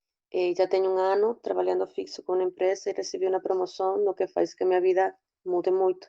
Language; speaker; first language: Portuguese; non-native, fluent; Spanish